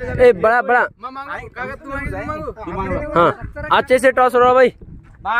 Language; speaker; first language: Hindi; native; Hindi